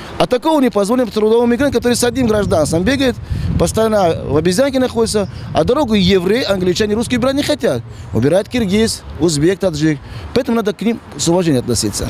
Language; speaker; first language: Russian; non-native, local second language; Tajik